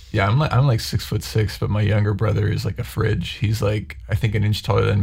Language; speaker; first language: English; native; English